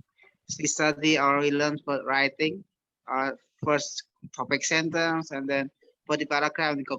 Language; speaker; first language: English; non-native, learner; Indonesian